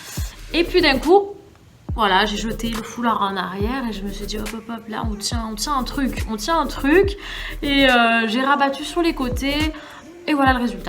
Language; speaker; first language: French; native; French